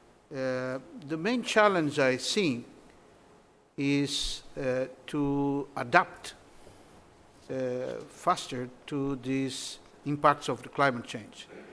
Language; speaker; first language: English; non-native, fluent; Portuguese